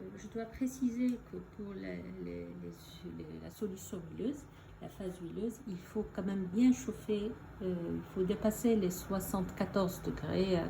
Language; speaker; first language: French; non-native, local second language; Arabic